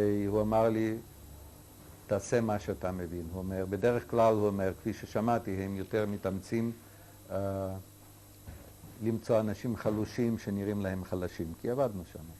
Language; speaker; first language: Hebrew; non-native, fluent; Yiddish